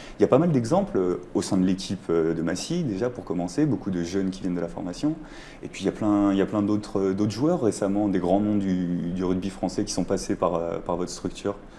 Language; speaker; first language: French; native; French